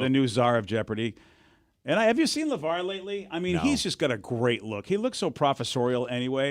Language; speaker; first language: English; native; English